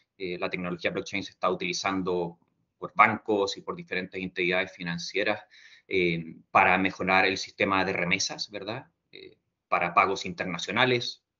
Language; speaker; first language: Spanish; native; Spanish